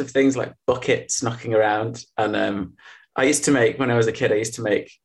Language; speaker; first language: English; native; English